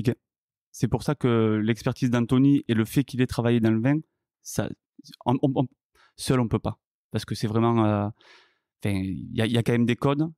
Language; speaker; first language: French; native; French